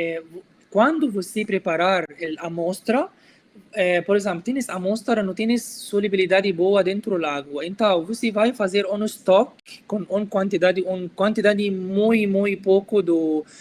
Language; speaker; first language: Portuguese; non-native, learner; Arabic